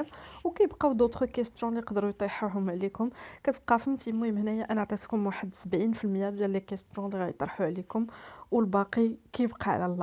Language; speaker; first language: Arabic; native; Arabic